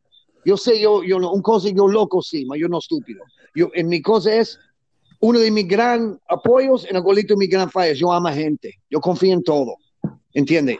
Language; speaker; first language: Spanish; non-native, learner; English